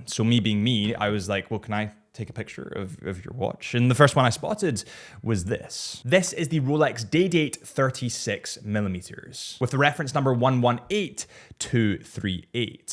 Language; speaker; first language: English; native; English